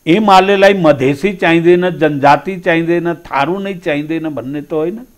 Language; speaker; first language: Nepali; non-native, local second language; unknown